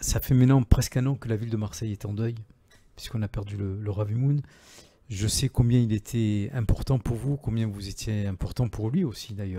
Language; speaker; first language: French; native; French